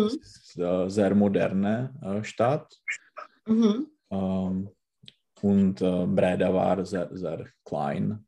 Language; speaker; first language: German; non-native, learner; Czech